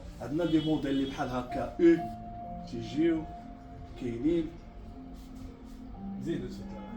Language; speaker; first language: Arabic; native; Arabic